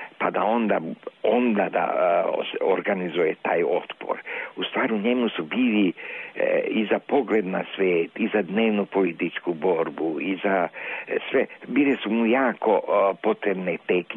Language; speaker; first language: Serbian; non-native, local second language; Hungarian